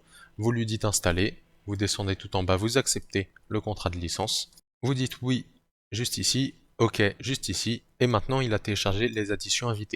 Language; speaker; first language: French; native; French